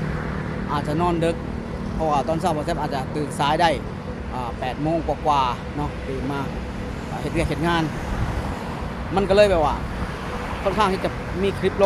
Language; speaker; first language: Thai; non-native, local second language; Northeastern Thai